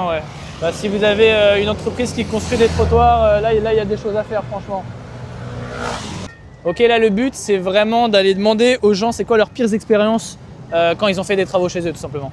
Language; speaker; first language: French; native; French